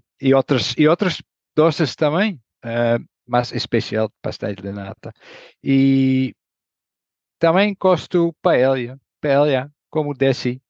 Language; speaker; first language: Portuguese; non-native, learner; Dutch